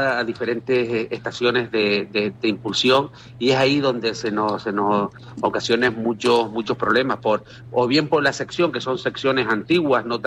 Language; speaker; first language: Spanish; native; Spanish